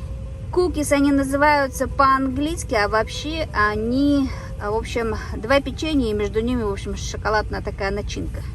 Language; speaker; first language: Russian; non-native, local second language; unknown